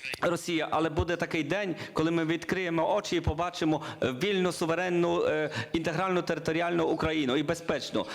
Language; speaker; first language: Ukrainian; non-native, learner; Polish